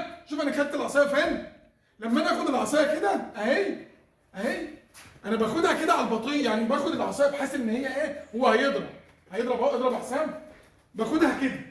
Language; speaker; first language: Arabic; native; Arabic